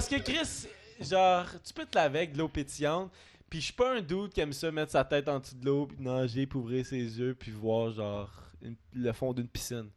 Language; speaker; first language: French; native; French